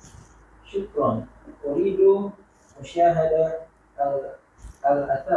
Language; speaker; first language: Arabic; non-native, learner; Indonesian